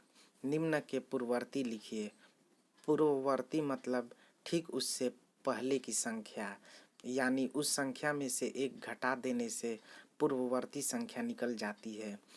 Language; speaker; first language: Hindi; native; Hindi